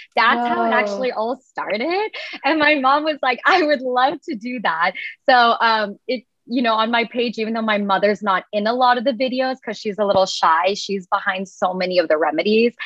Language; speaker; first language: English; native; English